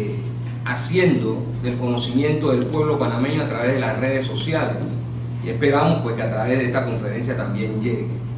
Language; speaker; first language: Spanish; native; Spanish